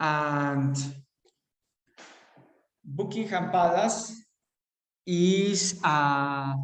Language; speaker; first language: English; non-native, learner; Spanish